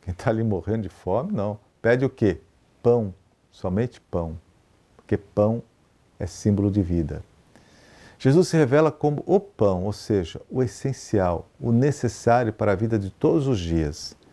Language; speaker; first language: Portuguese; native; Portuguese